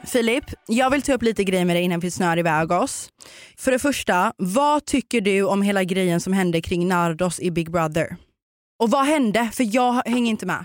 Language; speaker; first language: Swedish; early bilingual, other home language; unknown